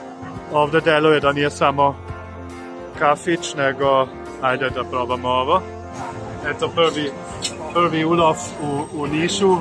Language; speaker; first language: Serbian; non-native, fluent; German